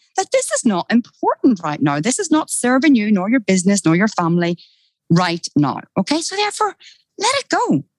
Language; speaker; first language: English; native; English